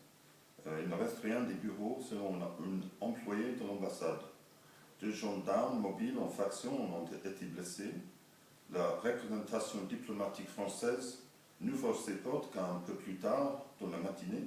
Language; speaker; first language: French; non-native, fluent; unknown